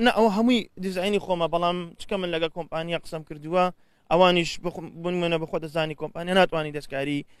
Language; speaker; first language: Central Kurdish; early bilingual, heritage; Central Kurdish